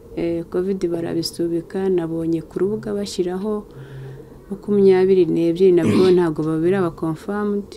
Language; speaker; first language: Kinyarwanda; native; Kinyarwanda